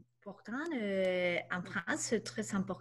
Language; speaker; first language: French; non-native, learner; Spanish